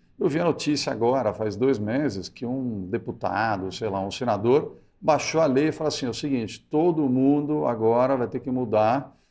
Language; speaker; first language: Portuguese; early bilingual, other home language; Spanish